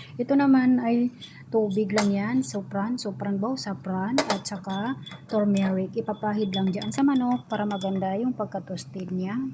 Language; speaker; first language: Filipino; native; Filipino